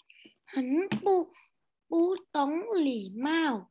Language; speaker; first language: Chinese; non-native, learner; Vietnamese